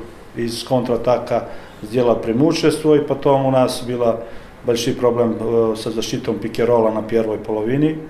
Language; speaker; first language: Russian; non-native, learner; Serbian